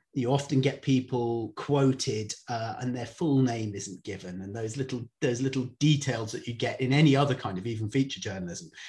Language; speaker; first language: English; native; English